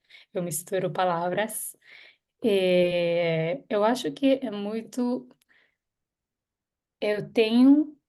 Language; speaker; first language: Portuguese; non-native, fluent; Hebrew